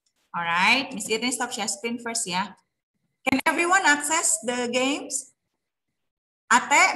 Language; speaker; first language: English; non-native, fluent; Indonesian